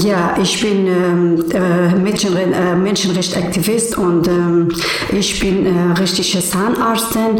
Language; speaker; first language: German; non-native, learner; Persian